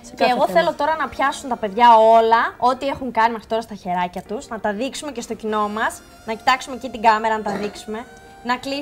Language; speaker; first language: Greek; native; Greek